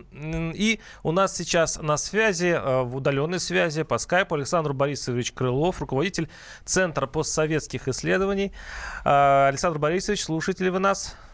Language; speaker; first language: Russian; native; Russian